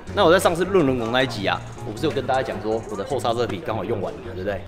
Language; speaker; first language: Chinese; native; Chinese